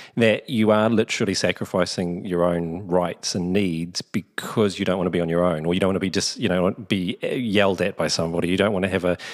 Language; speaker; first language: English; native; English